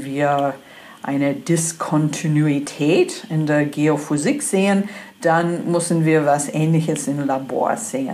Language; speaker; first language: German; non-native, fluent; English